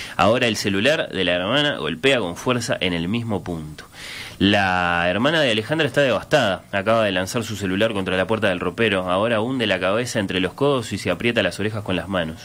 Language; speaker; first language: Spanish; native; Spanish